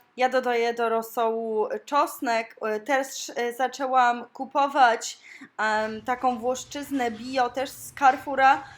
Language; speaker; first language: Polish; native; Polish